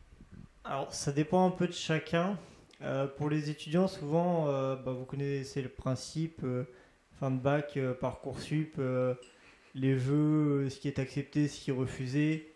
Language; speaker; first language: French; native; French